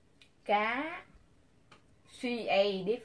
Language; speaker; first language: English; non-native, learner; Vietnamese